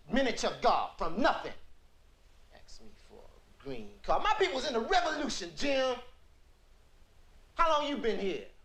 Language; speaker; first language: English; early bilingual, other home language; Spanish